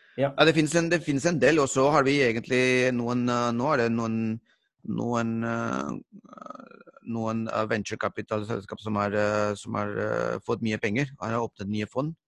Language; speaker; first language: Norwegian; non-native, fluent; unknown